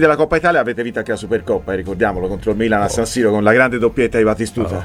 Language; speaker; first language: Italian; native; Italian